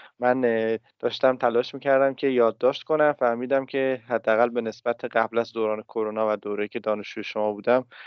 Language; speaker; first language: Persian; native; Persian